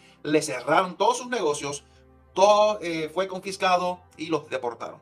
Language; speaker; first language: Spanish; early bilingual, heritage; Spanish